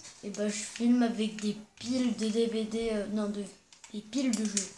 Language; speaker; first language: French; native; French